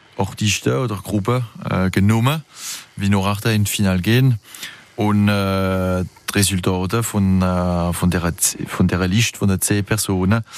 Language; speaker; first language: German; non-native, local second language; French